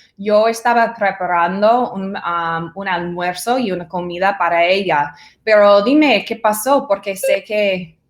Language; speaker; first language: Spanish; non-native, fluent; English